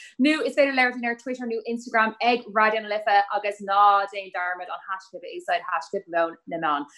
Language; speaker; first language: Irish; native; Irish